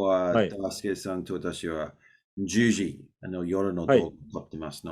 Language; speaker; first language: Japanese; non-native, learner; English